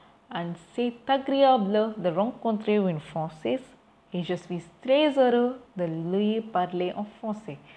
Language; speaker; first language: French; non-native, learner; Tamil